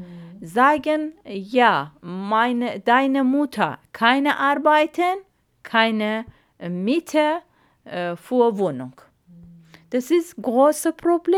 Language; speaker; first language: German; non-native, learner; Arabic